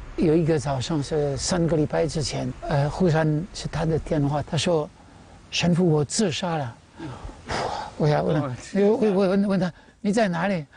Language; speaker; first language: Chinese; non-native, fluent; French